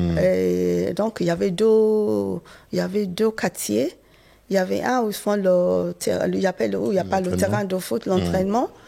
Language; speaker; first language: French; non-native, fluent; Yoruba